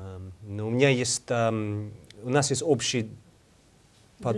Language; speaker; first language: Russian; non-native, learner; English